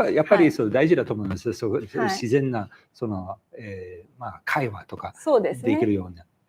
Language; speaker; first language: Japanese; non-native, fluent; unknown